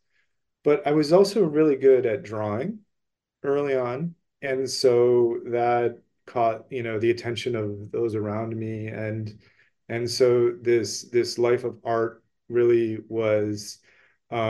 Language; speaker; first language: English; native; English